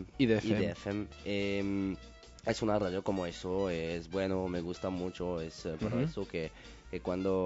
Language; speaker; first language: Spanish; non-native, learner; French